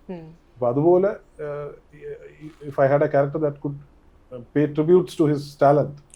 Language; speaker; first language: Malayalam; native; Malayalam